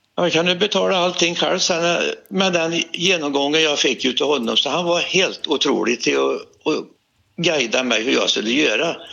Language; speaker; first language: Swedish; native; Swedish